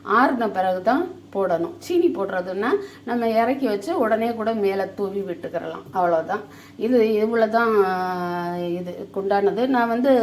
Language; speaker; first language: Tamil; native; Tamil